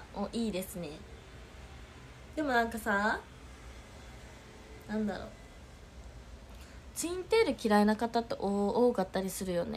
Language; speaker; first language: Japanese; native; Japanese